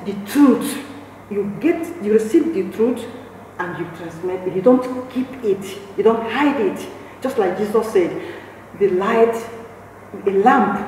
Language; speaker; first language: English; non-native, local second language; Igbo